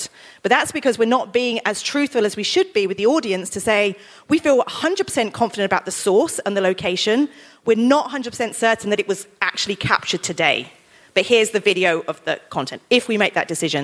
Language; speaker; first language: English; native; English